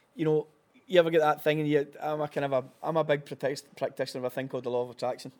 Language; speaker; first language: English; native; English